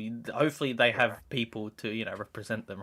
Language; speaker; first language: English; native; English